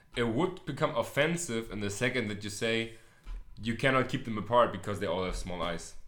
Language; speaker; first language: English; non-native, fluent; German